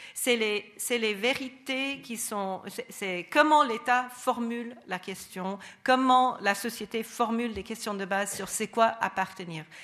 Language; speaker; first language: French; non-native, fluent; English